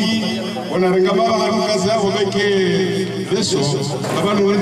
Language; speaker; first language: French; non-native, local second language; Comorian